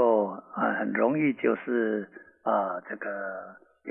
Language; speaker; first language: Chinese; native; Chinese